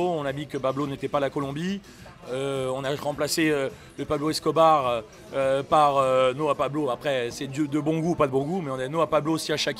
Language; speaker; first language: French; native; French